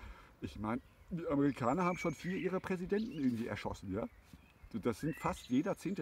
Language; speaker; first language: German; native; German